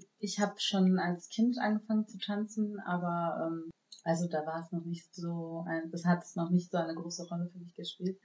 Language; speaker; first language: German; native; German